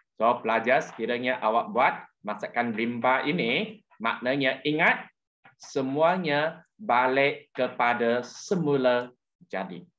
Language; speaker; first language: Malay; non-native, local second language; Chinese